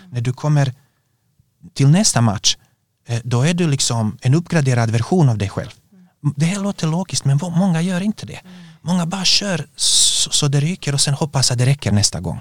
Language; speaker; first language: Swedish; non-native, fluent; Bosnian